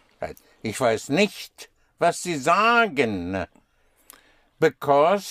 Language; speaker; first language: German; non-native, fluent; English